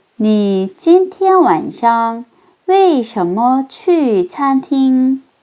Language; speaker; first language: Chinese; non-native, fluent; Korean